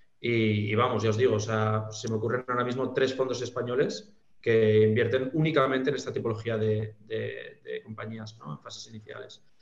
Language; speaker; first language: Spanish; native; Spanish